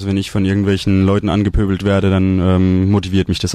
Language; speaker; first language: German; native; German